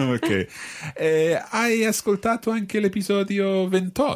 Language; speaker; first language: Italian; non-native, fluent; English